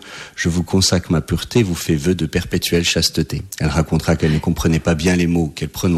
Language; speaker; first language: French; native; French